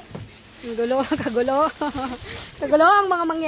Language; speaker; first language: Filipino; native; Filipino